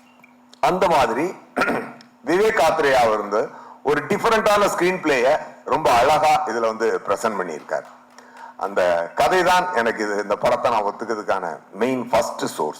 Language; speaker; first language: Tamil; native; Tamil